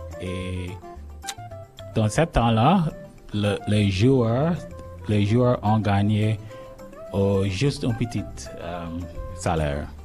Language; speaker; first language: French; non-native, learner; English